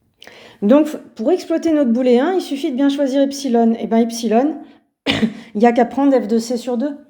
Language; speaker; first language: French; native; French